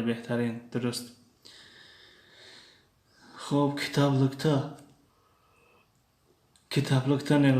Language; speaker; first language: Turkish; non-native, fluent; Tajik